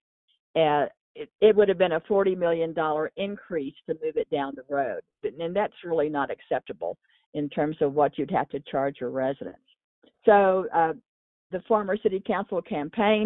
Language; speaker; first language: English; native; English